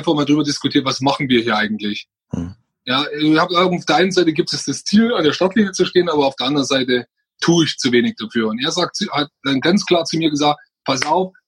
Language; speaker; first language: German; native; German